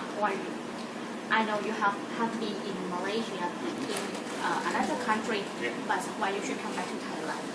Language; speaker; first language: English; non-native, learner; Thai